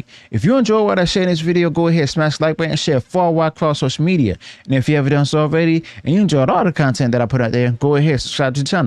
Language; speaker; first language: English; native; English